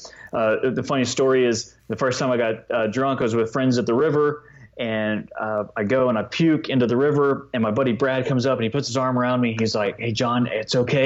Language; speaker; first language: English; native; English